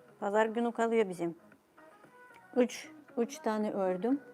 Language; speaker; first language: Turkish; non-native, fluent; Ukrainian